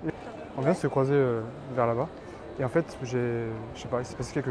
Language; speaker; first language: French; native; French